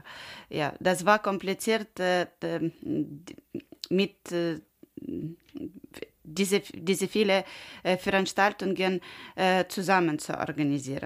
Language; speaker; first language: German; non-native, learner; Ukrainian